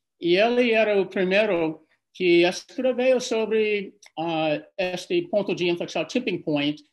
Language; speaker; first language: Portuguese; non-native, fluent; English